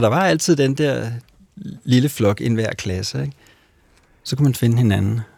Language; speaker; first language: Danish; native; Danish